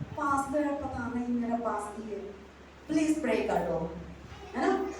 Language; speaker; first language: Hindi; non-native, local second language; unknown